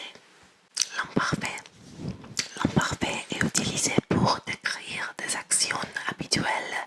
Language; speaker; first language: French; non-native, learner; English